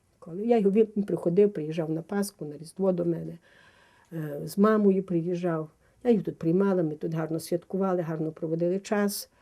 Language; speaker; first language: Ukrainian; native; Ukrainian